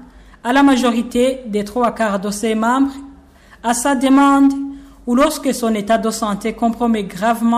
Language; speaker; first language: French; non-native, local second language; Rundi